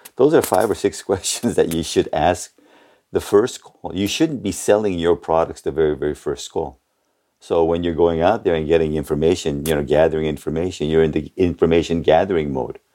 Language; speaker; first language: English; early bilingual, other home language; Japanese